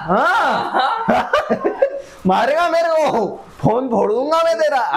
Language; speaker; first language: Hindi; non-native, local second language; Marathi